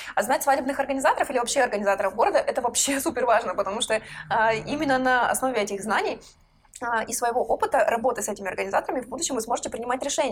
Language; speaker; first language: Russian; native; Russian